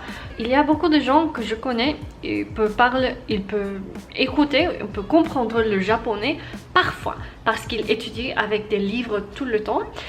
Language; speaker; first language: French; non-native, learner; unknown